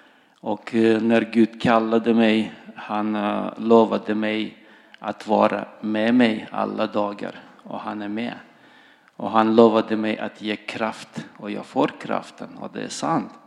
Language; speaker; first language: Swedish; non-native, fluent; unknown